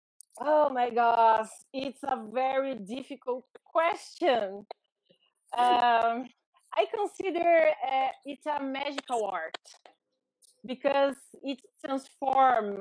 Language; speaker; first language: English; non-native, learner; Portuguese